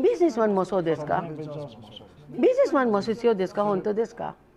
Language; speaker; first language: Japanese; non-native, fluent; Filipino